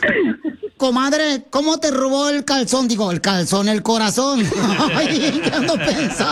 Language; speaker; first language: Spanish; native; Spanish